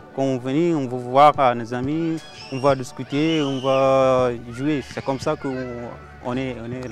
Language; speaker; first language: French; non-native, learner; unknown